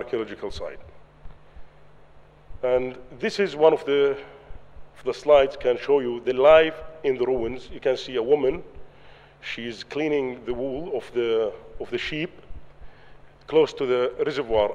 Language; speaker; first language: English; non-native, learner; Arabic